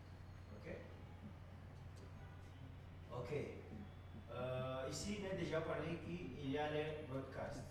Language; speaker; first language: French; non-native, learner; Portuguese